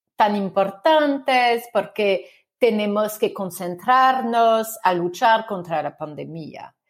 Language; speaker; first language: Spanish; non-native, fluent; French